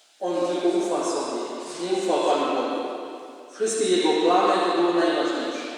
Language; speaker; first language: Polish; non-native, fluent; Indonesian